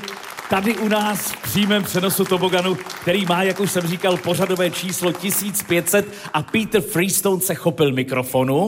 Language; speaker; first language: Czech; native; Czech